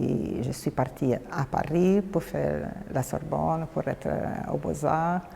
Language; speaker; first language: French; non-native, fluent; Portuguese